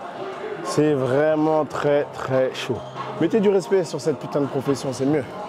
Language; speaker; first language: French; native; French